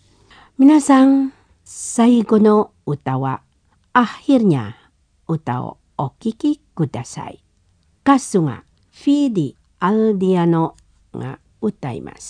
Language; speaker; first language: Japanese; non-native, fluent; Indonesian